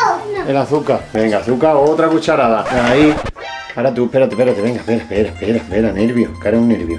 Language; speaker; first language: Spanish; native; Spanish